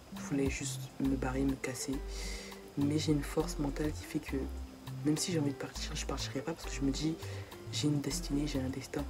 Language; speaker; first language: French; native; French